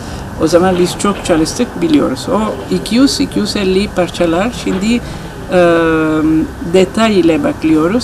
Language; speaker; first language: Turkish; non-native, learner; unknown